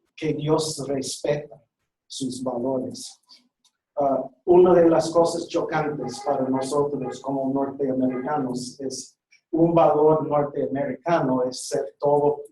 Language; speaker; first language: Spanish; non-native, fluent; English